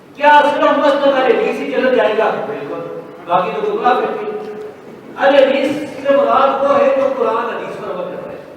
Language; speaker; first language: Urdu; non-native, local second language; Pashto